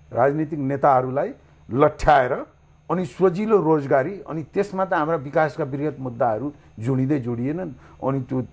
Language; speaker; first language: Nepali; native; Nepali